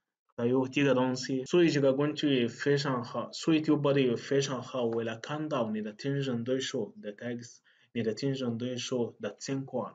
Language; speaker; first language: Chinese; non-native, fluent; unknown